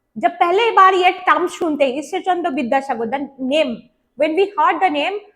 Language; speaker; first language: Hindi; non-native, local second language; Bangla